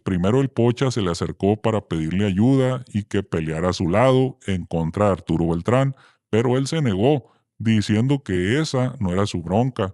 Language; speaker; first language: Spanish; native; Spanish